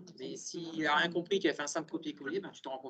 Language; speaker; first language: French; native; French